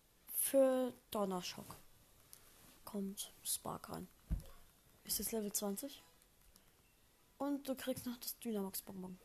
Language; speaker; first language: German; native; German